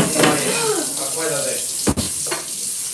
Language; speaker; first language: Spanish; native; Spanish